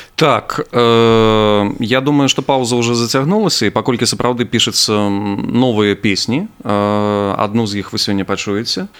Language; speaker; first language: Belarusian; non-native, local second language; Russian